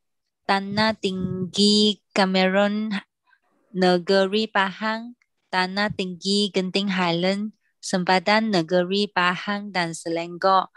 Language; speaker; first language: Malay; non-native, learner; Vietnamese